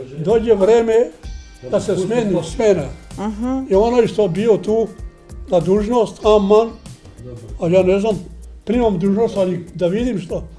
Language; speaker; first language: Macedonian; non-native, local second language; Albanian